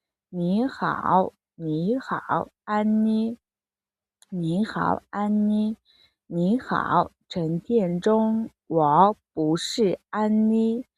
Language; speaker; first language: Chinese; non-native, fluent; Mongolian